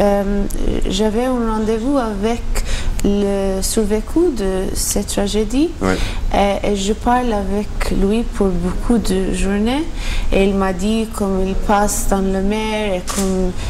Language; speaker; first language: French; non-native, learner; Maltese